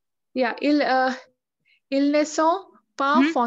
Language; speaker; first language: French; non-native, learner; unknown